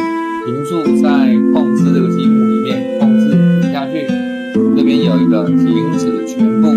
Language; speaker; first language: Chinese; native; Chinese